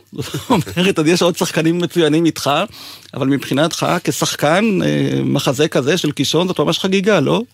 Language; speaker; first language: Hebrew; native; Hebrew